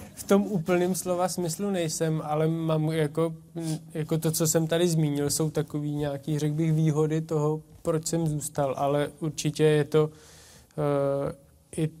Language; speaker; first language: Czech; native; Czech